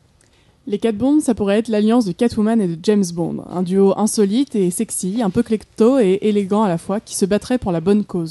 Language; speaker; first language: French; native; French